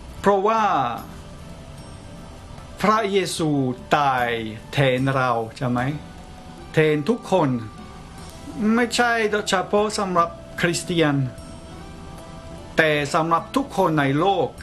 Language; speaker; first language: Thai; non-native, fluent; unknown